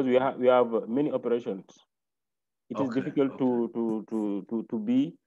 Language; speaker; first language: English; non-native, learner; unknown